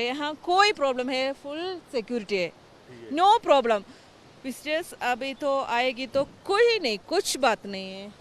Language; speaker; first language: Hindi; non-native, local second language; Malayalam